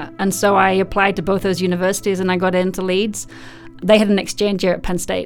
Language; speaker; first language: English; native; English